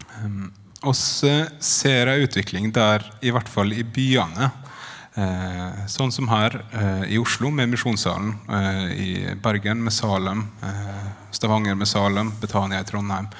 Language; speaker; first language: Norwegian; native; Norwegian